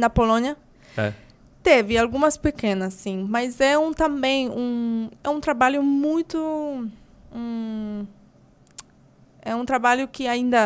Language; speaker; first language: Portuguese; non-native, fluent; Polish